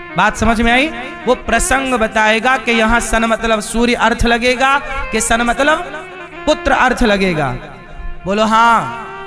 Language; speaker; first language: Hindi; native; Hindi